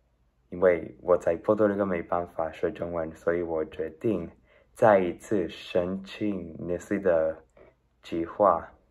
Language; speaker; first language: Chinese; non-native, learner; Spanish